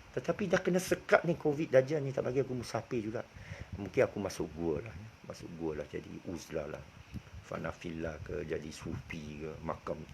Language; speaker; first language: Malay; non-native, local second language; Chinese